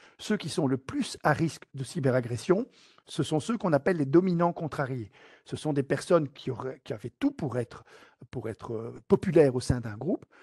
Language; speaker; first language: French; native; French